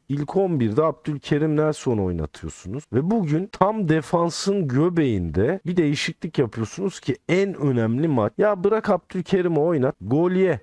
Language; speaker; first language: Turkish; native; Turkish